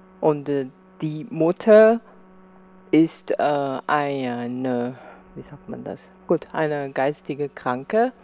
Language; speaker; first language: German; non-native, fluent; Chinese